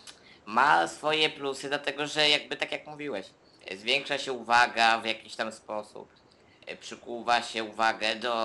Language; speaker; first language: Polish; native; Polish